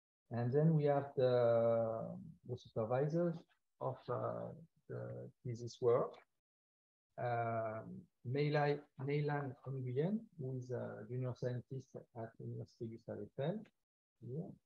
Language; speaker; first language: English; non-native, fluent; French